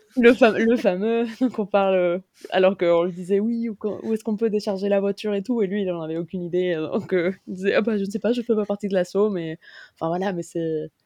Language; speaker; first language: French; non-native, fluent; Spanish